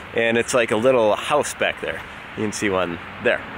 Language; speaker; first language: English; native; English